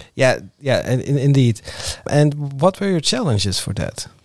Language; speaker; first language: English; non-native, fluent; Dutch